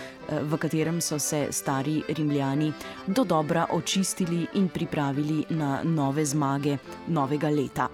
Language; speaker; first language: Slovenian; native; Slovenian